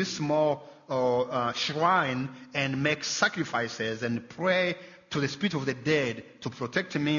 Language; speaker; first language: English; non-native, local second language; Kinyarwanda